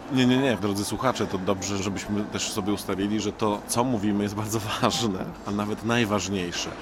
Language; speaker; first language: Polish; native; Polish